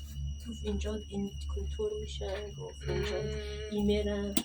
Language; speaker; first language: Persian; early bilingual, heritage; Persian